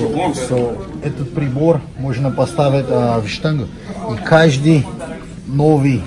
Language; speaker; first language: Russian; non-native, fluent; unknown